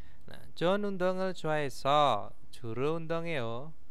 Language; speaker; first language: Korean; non-native, fluent; Indonesian